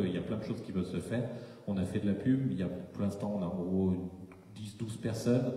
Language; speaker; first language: French; native; French